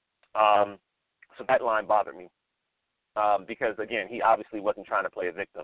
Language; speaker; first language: English; native; English